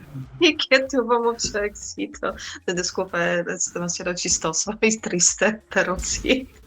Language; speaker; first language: Spanish; non-native, fluent; Polish